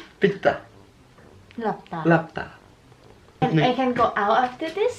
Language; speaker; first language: English; non-native, fluent; Thai